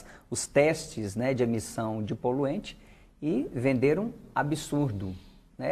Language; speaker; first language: Portuguese; native; Portuguese